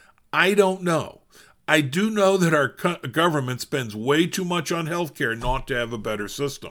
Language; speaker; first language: English; native; English